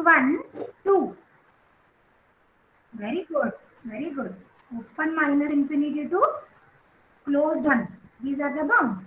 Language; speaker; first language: English; non-native, local second language; Marathi